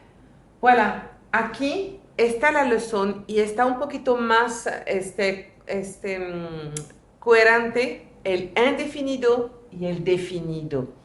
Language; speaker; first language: Spanish; non-native, fluent; French